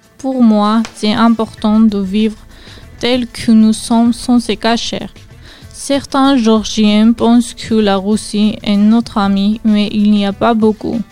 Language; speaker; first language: French; non-native, learner; Georgian